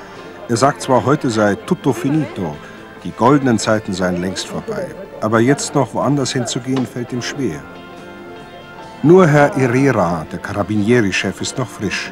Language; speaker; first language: German; native; German